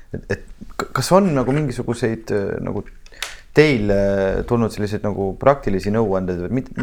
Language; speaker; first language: Estonian; native; Estonian